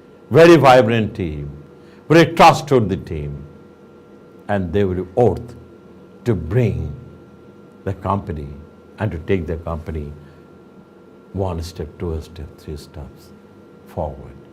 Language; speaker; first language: English; non-native, local second language; Bangla